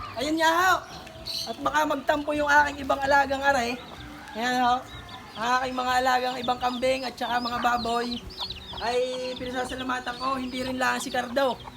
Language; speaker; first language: Filipino; native; Filipino